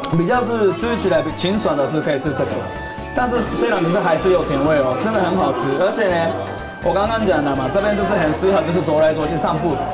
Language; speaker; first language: Chinese; non-native, fluent; Japanese